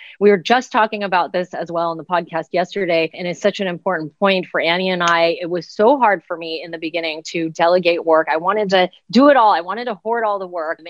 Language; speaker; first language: English; native; English